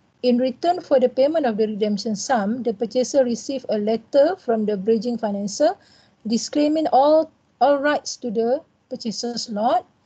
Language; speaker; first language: English; non-native, local second language; Malay